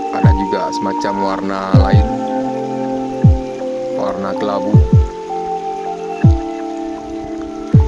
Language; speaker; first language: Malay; non-native, local second language; Achinese